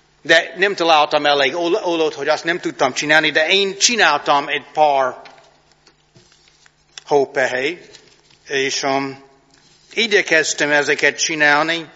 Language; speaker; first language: Hungarian; non-native, fluent; English